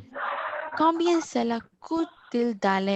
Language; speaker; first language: French; non-native, learner; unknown